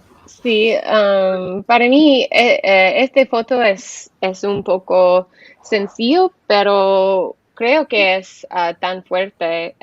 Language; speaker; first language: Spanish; non-native, learner; English